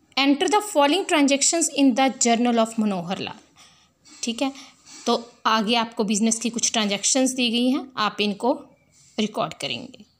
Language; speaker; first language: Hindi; non-native, local second language; Punjabi